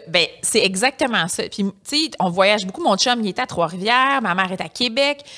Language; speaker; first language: French; native; French